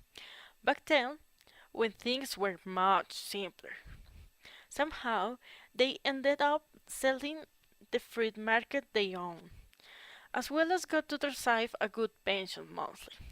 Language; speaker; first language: English; non-native, learner; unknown